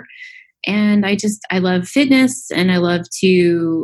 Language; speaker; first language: English; native; English